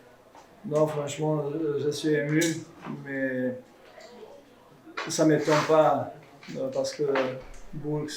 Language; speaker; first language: French; non-native, fluent; Serbian